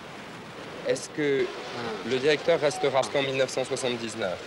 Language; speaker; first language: French; native; French